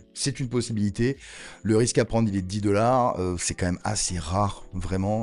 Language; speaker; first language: French; native; French